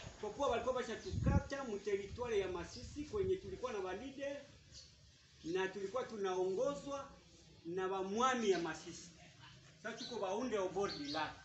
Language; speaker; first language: Swahili; non-native, local second language; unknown